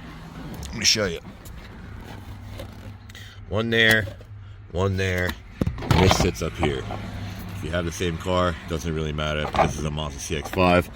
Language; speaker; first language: English; native; English